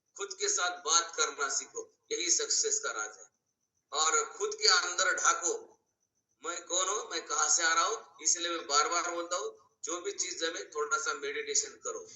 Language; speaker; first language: Hindi; non-native, local second language; Marathi